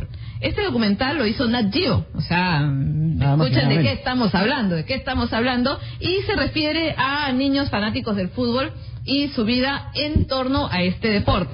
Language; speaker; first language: Spanish; native; Spanish